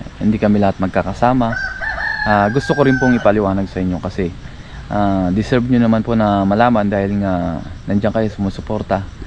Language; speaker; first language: Filipino; native; Filipino